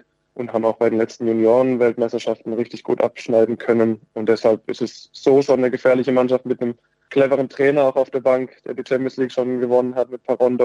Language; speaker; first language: German; native; German